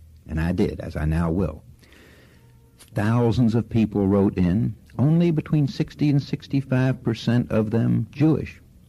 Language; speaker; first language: English; native; English